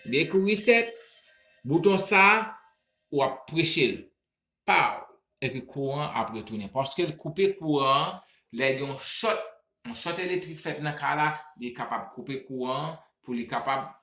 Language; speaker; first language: French; non-native, local second language; Haitian Creole